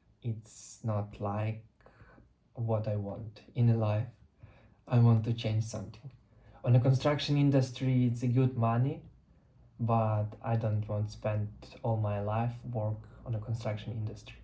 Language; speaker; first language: English; non-native, learner; Russian